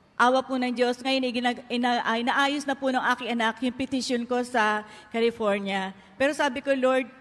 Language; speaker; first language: Filipino; native; Filipino